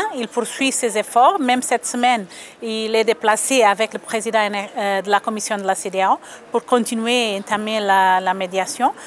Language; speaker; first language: French; non-native, fluent; Portuguese